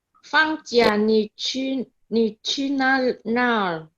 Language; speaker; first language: Chinese; non-native, learner; Indonesian